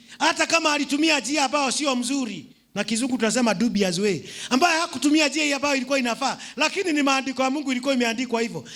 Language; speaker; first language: Swahili; non-native, local second language; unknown